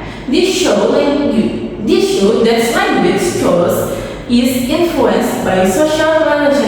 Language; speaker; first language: English; non-native, learner; Indonesian